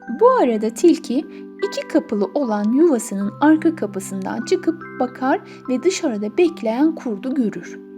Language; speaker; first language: Turkish; native; Turkish